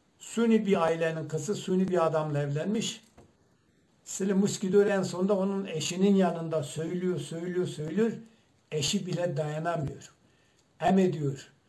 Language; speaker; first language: Turkish; non-native, local second language; Zaza